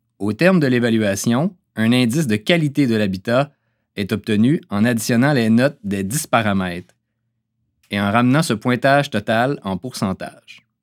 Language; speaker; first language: French; native; French